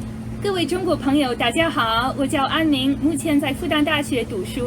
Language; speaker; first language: Chinese; non-native, fluent; English